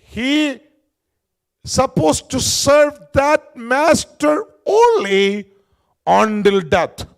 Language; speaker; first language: English; non-native, local second language; Malayalam